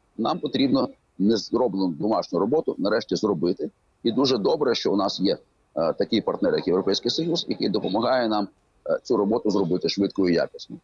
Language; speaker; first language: Ukrainian; native; Ukrainian